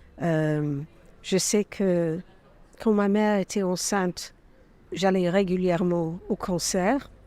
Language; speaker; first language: French; non-native, fluent; English